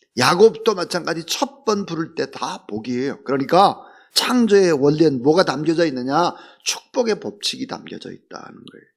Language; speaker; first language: Korean; native; Korean